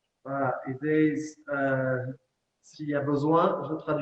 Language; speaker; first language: French; native; French